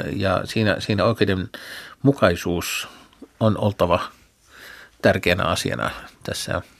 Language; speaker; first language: Finnish; non-native, fluent; Arabic